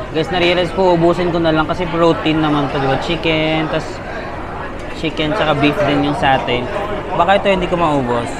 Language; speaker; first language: Filipino; native; Filipino